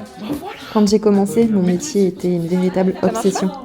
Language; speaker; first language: French; native; French